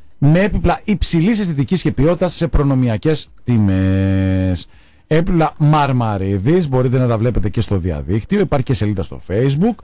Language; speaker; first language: Greek; native; Greek